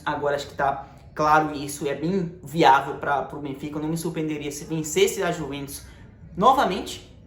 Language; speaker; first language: Portuguese; native; Portuguese